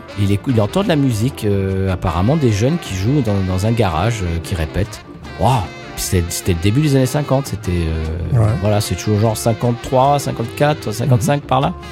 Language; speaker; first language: French; native; French